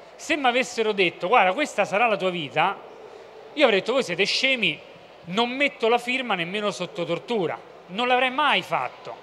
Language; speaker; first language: Italian; native; Italian